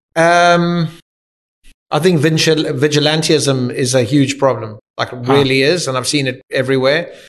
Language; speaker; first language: English; native; English